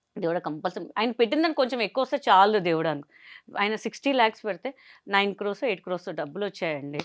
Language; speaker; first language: Telugu; non-native, local second language; Hindi